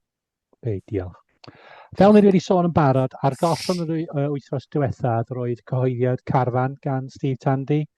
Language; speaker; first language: Welsh; native; Welsh